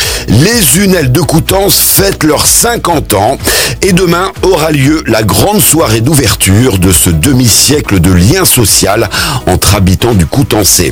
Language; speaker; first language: French; native; French